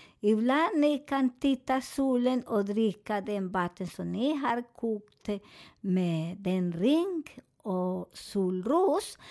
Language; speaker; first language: Swedish; non-native, fluent; Spanish